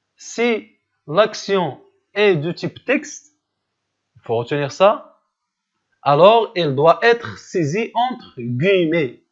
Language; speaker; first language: French; non-native, local second language; Arabic